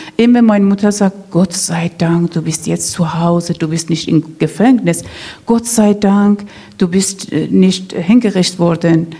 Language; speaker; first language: German; non-native, learner; Persian